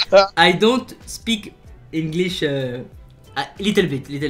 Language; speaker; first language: English; non-native, learner; French